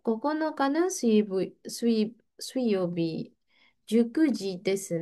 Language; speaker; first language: Japanese; non-native, fluent; Indonesian